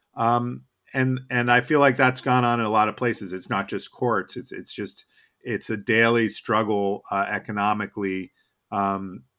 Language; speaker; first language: English; native; English